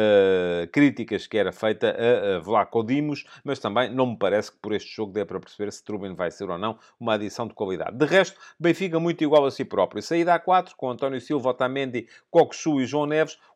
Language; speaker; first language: Portuguese; native; Portuguese